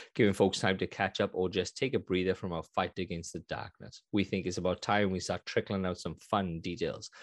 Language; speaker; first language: English; native; English